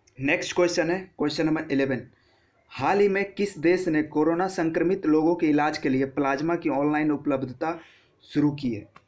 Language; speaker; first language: Hindi; non-native, local second language; Bangla